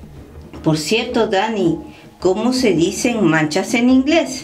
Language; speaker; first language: Spanish; native; Spanish